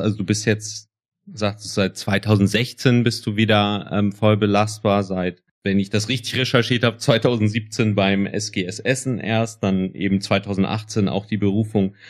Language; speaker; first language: German; native; German